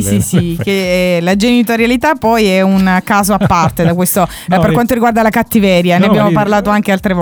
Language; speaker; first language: Italian; native; Italian